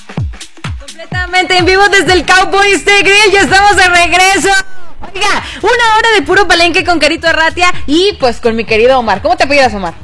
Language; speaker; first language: Spanish; native; Spanish